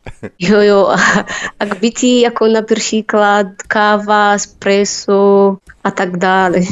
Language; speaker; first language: Czech; non-native, learner; Arabic